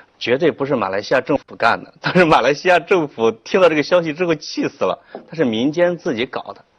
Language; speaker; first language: Chinese; native; Chinese